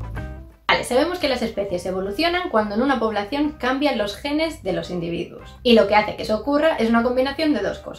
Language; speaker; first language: Spanish; native; Spanish